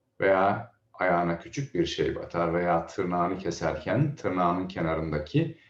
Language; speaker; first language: Turkish; native; Turkish